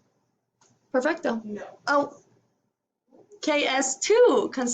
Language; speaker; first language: Spanish; non-native, learner; English